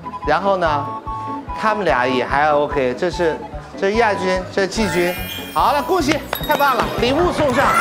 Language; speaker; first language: Chinese; native; Chinese